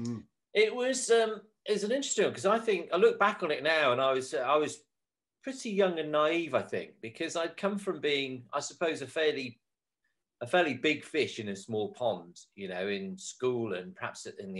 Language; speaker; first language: English; native; English